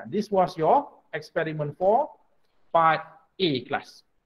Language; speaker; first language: English; non-native, local second language; Malay